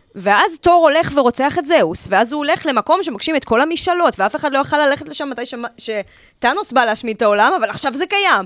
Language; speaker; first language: Hebrew; native; Hebrew